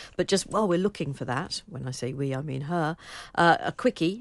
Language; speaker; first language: English; native; English